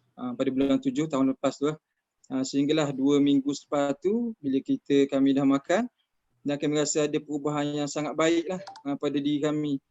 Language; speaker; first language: Malay; native; Malay